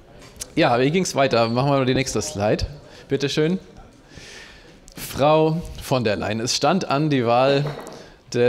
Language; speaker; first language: German; native; German